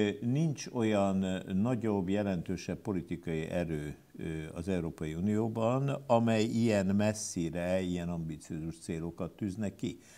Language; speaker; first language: Hungarian; native; Hungarian